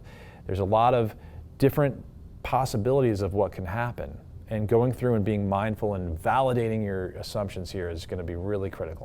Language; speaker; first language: English; native; English